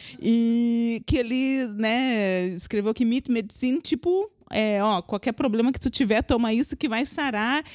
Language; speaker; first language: Portuguese; native; Portuguese